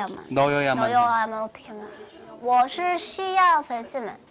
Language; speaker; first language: Chinese; non-native, learner; Korean